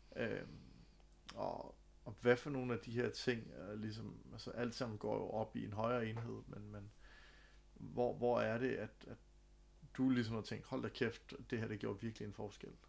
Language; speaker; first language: Danish; native; Danish